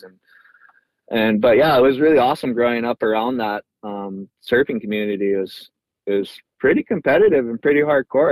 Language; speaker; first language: English; native; English